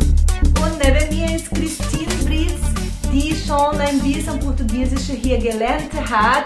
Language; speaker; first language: German; non-native, fluent; Portuguese